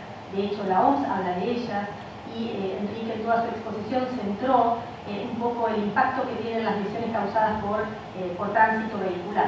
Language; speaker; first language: Spanish; native; Spanish